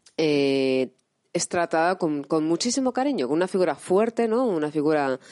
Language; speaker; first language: Spanish; native; Spanish